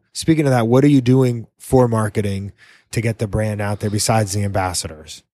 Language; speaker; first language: English; native; English